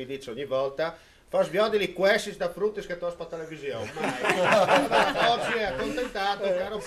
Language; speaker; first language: Italian; native; Italian